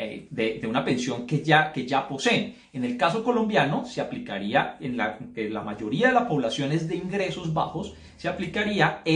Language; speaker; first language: Spanish; native; Spanish